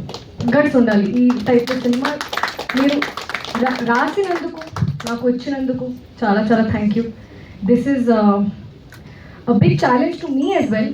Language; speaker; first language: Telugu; non-native, local second language; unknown